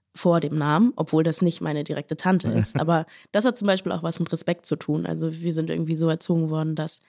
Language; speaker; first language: German; native; German